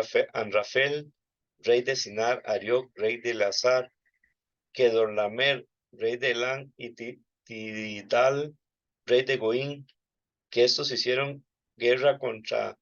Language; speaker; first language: Spanish; native; Spanish